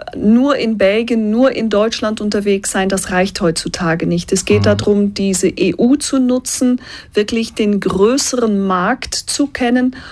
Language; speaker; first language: German; non-native, fluent; Dutch